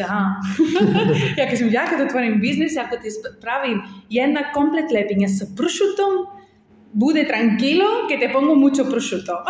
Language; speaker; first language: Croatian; non-native, learner; Spanish